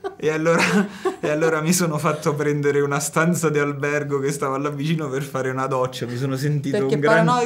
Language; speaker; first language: Italian; native; Italian